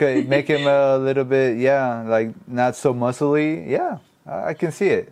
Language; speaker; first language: English; non-native, fluent; Spanish